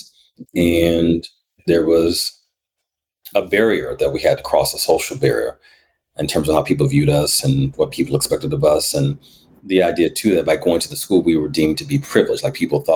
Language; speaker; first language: English; native; English